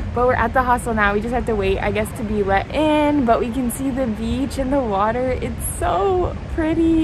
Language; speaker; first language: English; native; English